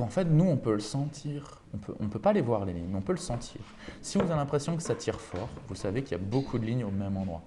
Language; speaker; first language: French; native; French